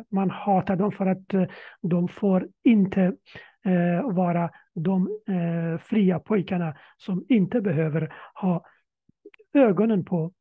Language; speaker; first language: Swedish; non-native, fluent; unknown